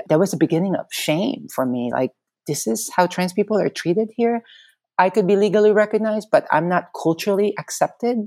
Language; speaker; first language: English; non-native, local second language; Filipino